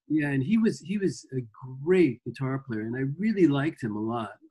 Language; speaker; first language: English; native; English